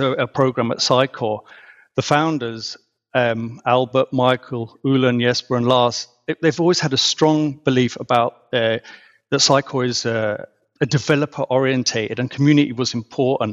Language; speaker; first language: English; native; English